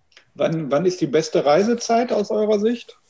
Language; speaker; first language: German; native; German